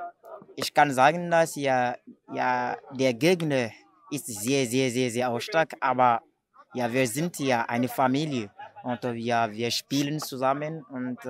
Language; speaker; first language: German; non-native, fluent; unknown